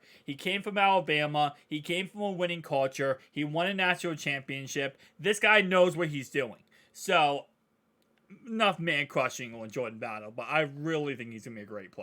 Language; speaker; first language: English; native; English